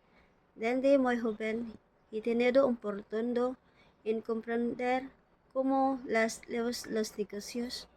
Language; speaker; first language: Spanish; non-native, learner; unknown